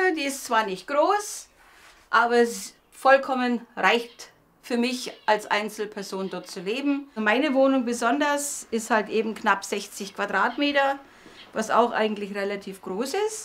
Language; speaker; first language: German; native; German